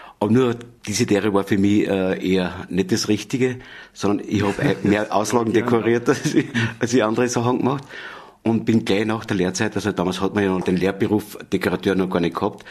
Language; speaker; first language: German; native; German